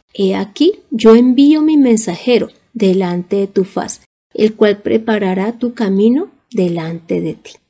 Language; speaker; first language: Spanish; native; Spanish